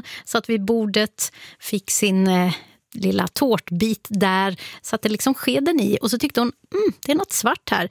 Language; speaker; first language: Swedish; native; Swedish